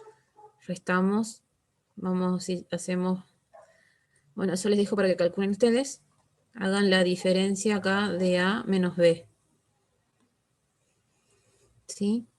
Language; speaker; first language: Spanish; native; Spanish